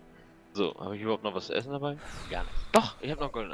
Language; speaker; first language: German; native; German